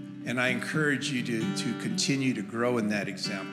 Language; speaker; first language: English; native; English